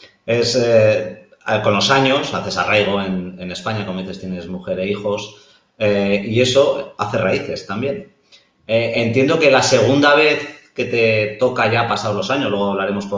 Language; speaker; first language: Spanish; native; Spanish